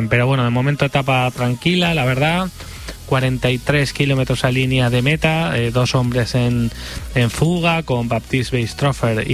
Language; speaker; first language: Spanish; native; Spanish